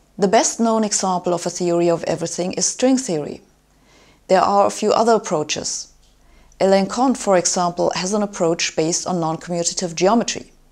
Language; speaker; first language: English; non-native, fluent; German